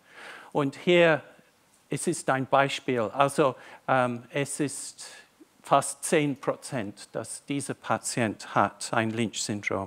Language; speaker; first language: German; non-native, fluent; English